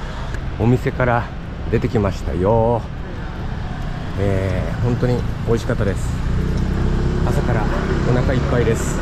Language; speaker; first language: Japanese; native; Japanese